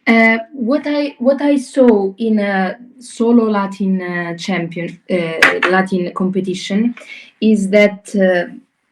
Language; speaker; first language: English; non-native, learner; Italian